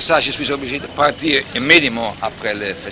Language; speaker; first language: French; non-native, fluent; English